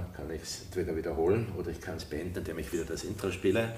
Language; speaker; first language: German; native; German